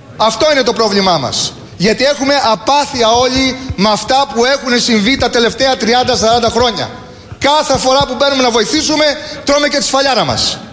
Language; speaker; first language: Greek; early bilingual, heritage; Greek